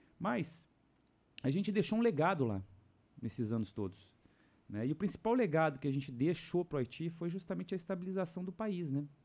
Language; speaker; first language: Portuguese; native; Portuguese